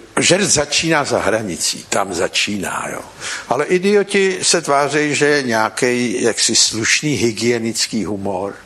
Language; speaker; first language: Czech; native; Czech